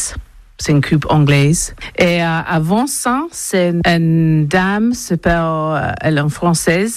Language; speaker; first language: French; non-native, learner; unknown